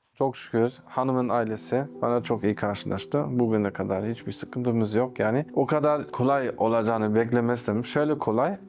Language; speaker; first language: Turkish; non-native, fluent; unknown